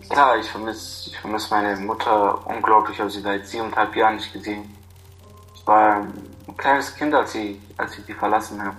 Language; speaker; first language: German; non-native, fluent; Arabic